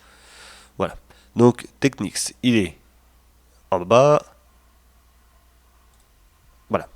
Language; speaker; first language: French; native; French